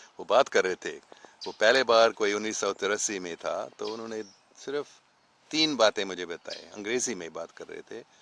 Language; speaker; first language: Urdu; non-native, local second language; English